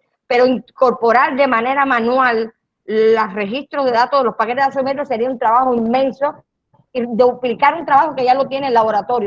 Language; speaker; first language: Spanish; native; Spanish